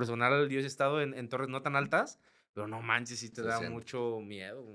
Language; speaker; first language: Spanish; native; Spanish